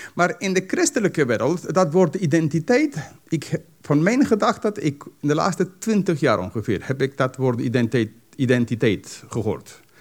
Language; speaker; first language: Dutch; non-native, fluent; English